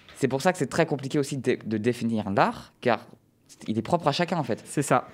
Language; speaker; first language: French; native; French